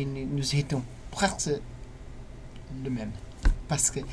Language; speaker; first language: French; non-native, learner; English